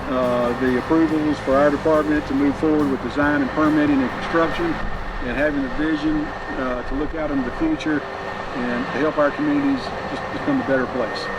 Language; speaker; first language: English; native; English